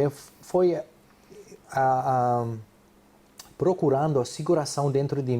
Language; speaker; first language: Portuguese; non-native, fluent; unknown